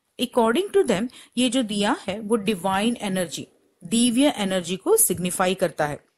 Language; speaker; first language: Hindi; non-native, local second language; Gujarati